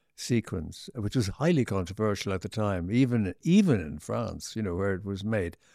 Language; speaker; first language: English; native; English